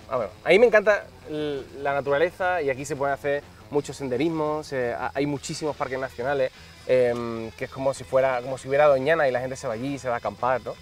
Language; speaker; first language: Spanish; native; Spanish